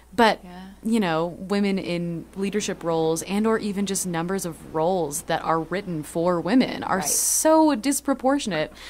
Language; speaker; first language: English; native; English